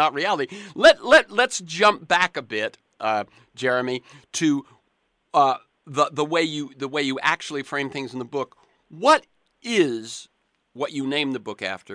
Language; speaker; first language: English; native; English